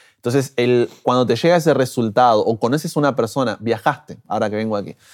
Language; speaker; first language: Spanish; native; Spanish